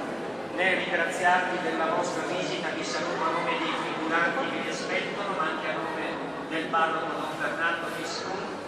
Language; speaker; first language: Italian; native; Italian